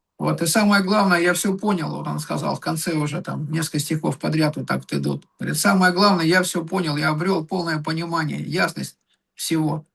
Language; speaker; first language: Russian; native; Russian